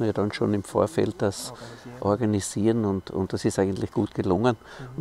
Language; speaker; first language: German; native; German